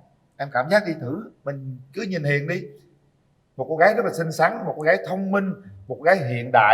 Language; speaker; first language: Vietnamese; native; Vietnamese